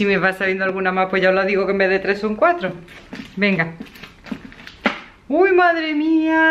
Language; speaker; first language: Spanish; native; Spanish